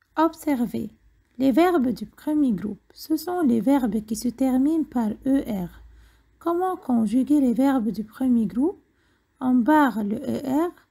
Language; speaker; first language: French; non-native, fluent; Arabic